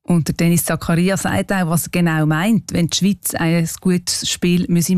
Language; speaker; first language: German; native; German